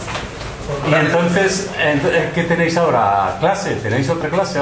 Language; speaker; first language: Spanish; native; Spanish